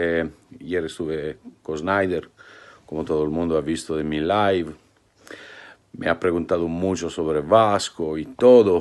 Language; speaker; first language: Spanish; non-native, fluent; Italian